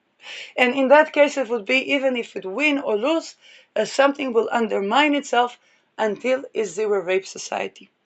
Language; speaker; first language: English; non-native, fluent; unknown